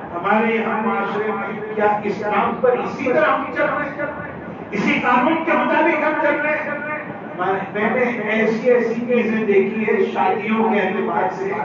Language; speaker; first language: Urdu; native; Urdu